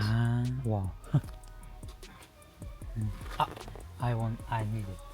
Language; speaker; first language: English; non-native, learner; Korean